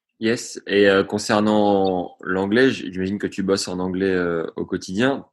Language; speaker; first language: French; native; French